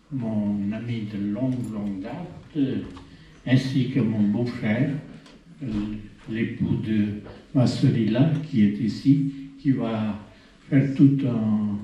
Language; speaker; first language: French; non-native, fluent; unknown